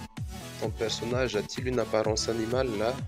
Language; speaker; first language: French; non-native, local second language; Malagasy